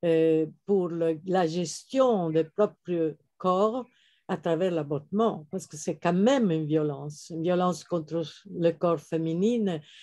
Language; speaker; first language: French; non-native, fluent; Italian